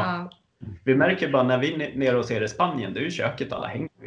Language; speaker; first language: Swedish; native; Swedish